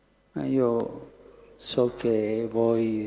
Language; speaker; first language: Italian; early bilingual, heritage; Spanish